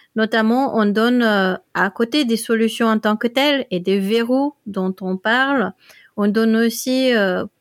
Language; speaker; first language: French; non-native, fluent; Dutch